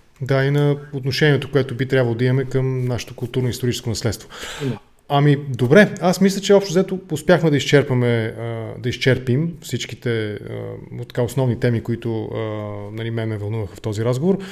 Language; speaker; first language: Bulgarian; native; Bulgarian